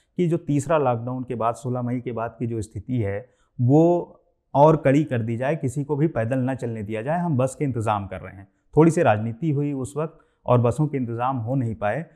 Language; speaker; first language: Hindi; native; Hindi